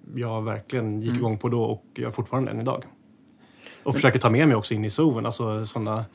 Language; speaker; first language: Swedish; native; Swedish